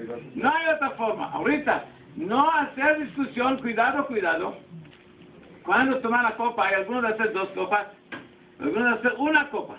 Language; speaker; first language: Spanish; non-native, learner; Hebrew